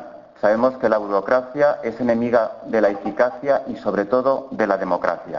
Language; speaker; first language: Spanish; native; Spanish